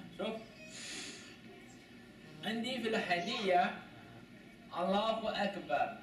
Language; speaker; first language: Arabic; non-native, learner; Chinese